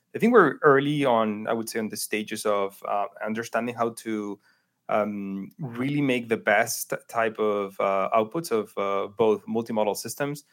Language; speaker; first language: English; non-native, fluent; Spanish